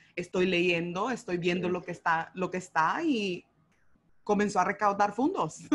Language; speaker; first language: Spanish; early bilingual, heritage; Spanish